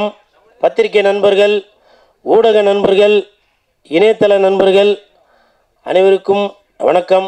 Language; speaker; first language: Tamil; native; Tamil